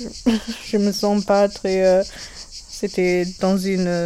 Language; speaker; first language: French; non-native, learner; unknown